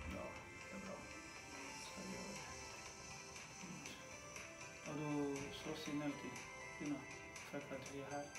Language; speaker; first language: Swedish; non-native, learner; Lingala